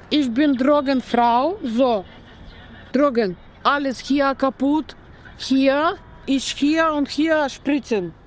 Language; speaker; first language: German; non-native, learner; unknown